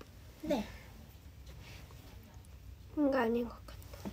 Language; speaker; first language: Korean; non-native, learner; Japanese